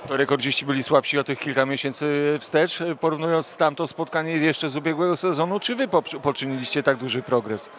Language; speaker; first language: Polish; native; Polish